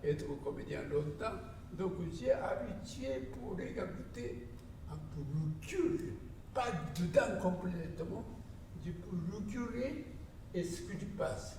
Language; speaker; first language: French; non-native, learner; Japanese